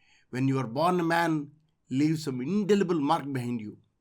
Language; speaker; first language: English; non-native, local second language; Telugu